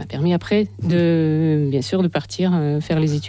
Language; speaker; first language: French; non-native, fluent; Russian